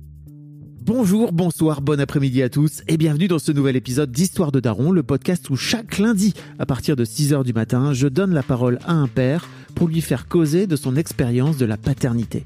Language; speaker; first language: French; native; French